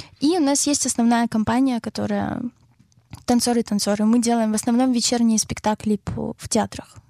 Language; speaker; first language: Russian; native; Russian